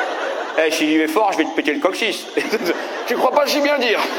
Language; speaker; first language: French; native; French